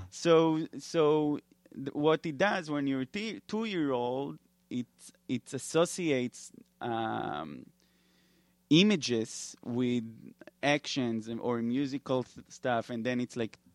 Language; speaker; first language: English; non-native, fluent; Hebrew